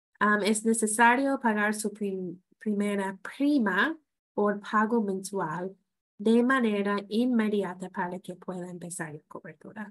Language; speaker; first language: Spanish; non-native, fluent; English